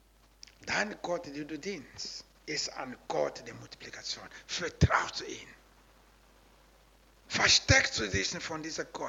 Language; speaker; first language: German; non-native, learner; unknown